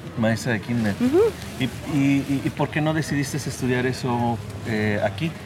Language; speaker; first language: Spanish; early bilingual, heritage; Spanish